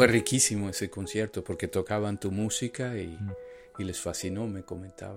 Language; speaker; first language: Spanish; native; Spanish